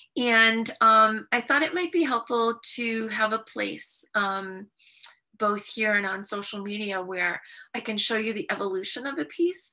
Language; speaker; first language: English; native; English